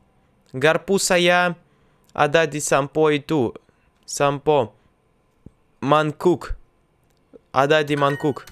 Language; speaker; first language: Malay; non-native, learner; Russian